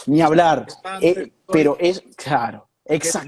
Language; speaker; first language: Spanish; native; Spanish